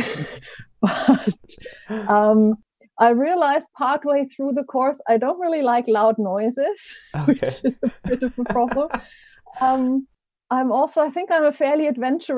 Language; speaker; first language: English; non-native, fluent; German